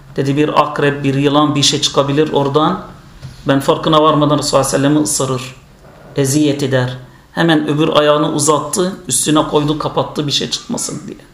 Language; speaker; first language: Turkish; non-native, fluent; Arabic